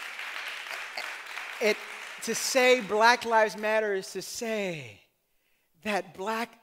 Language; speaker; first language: English; native; English